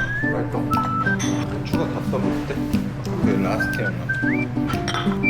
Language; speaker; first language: Korean; native; Korean